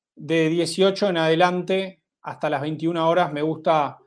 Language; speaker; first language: Spanish; native; Spanish